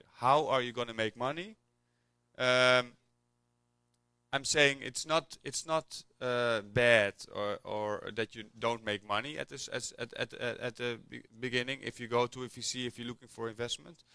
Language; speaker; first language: English; non-native, fluent; Dutch